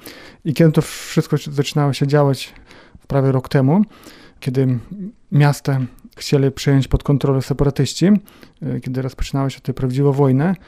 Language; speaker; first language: Polish; non-native, fluent; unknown